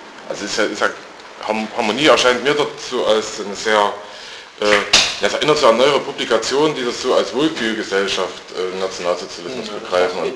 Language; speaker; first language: German; native; German